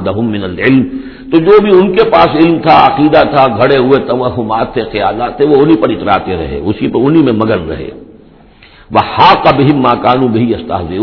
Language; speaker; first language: Urdu; native; Urdu